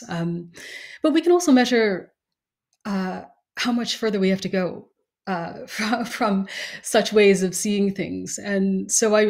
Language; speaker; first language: English; native; English